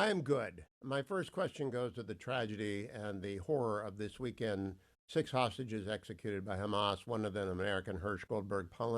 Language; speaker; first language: English; native; English